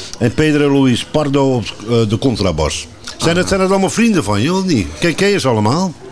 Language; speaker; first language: Dutch; native; Dutch